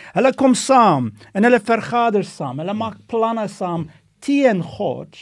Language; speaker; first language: Afrikaans; non-native, fluent; Dutch